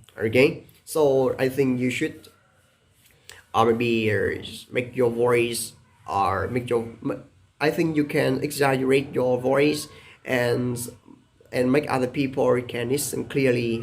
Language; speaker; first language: English; non-native, learner; Vietnamese